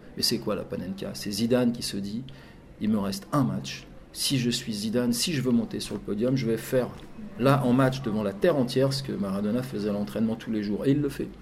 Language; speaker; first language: French; native; French